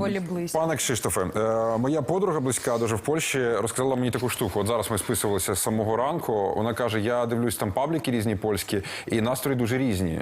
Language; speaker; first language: Ukrainian; native; Ukrainian